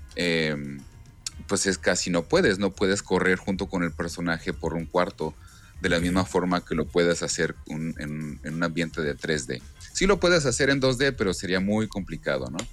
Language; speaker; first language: Spanish; native; Spanish